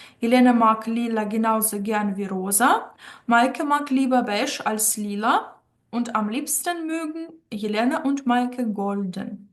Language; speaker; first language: German; non-native, fluent; Ukrainian